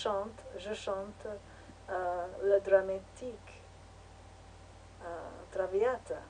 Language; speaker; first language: French; non-native, learner; English